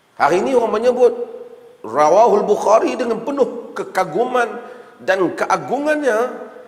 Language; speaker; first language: Malay; native; Malay